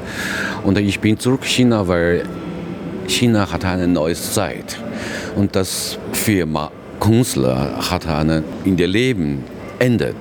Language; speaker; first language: German; non-native, learner; Chinese